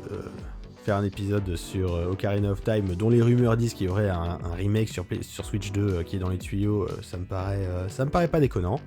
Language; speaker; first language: French; native; French